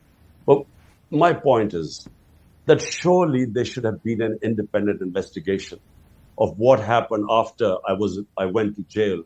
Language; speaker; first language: English; non-native, local second language; Urdu